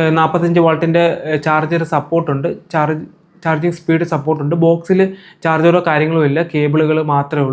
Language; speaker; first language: Malayalam; native; Malayalam